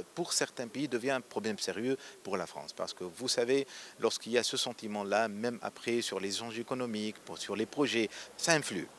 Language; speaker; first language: French; non-native, local second language; Arabic